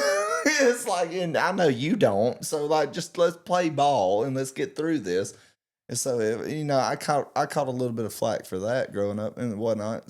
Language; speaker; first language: English; native; English